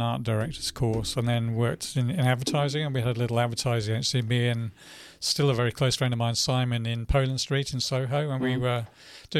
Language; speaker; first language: English; native; English